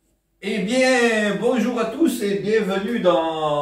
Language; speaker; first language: French; native; French